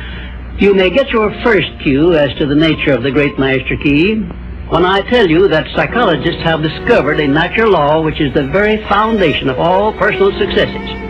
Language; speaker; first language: English; native; English